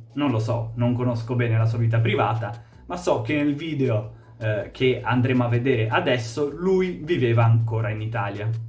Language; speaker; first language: Italian; native; Italian